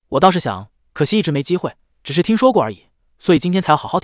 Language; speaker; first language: Chinese; native; Chinese